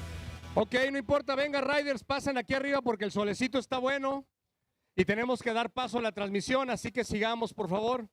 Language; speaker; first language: Spanish; native; Spanish